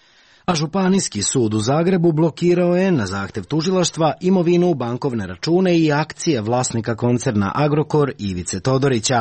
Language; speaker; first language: Serbian; native; Serbian